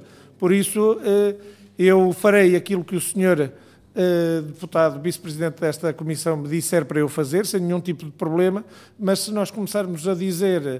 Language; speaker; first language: Portuguese; native; Portuguese